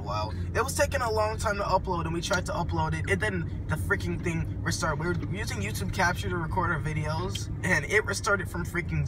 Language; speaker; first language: English; native; English